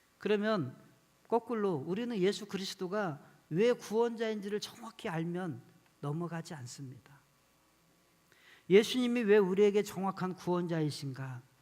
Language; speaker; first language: Korean; native; Korean